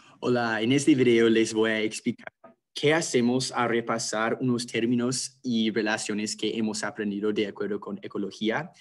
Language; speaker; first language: Spanish; non-native, fluent; English